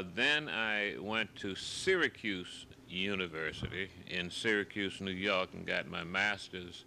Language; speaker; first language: English; native; English